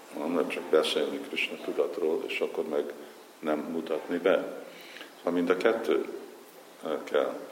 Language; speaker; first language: Hungarian; early bilingual, heritage; Hungarian